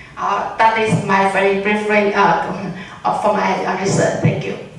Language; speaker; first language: English; non-native, learner; Vietnamese